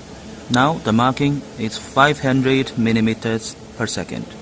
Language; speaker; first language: English; non-native, learner; Chinese